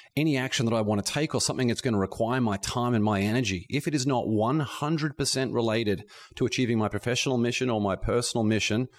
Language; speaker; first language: English; native; English